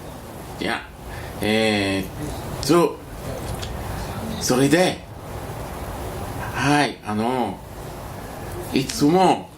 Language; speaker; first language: Japanese; non-native, learner; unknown